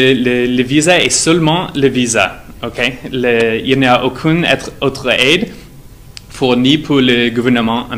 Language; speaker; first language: French; non-native, fluent; English